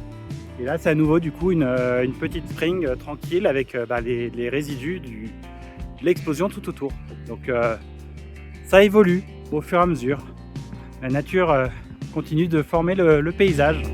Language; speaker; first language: French; native; French